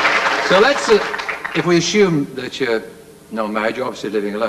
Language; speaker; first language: English; native; English